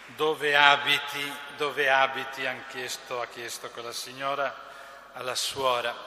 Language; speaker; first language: Italian; native; Italian